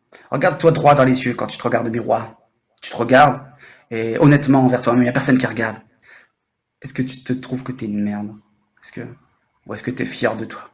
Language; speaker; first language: French; native; French